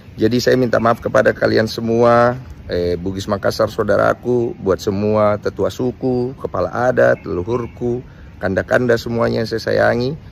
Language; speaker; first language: Indonesian; native; Indonesian